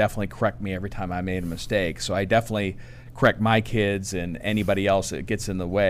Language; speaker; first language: English; native; English